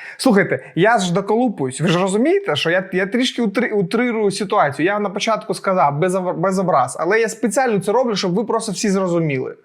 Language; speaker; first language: Ukrainian; non-native, local second language; Russian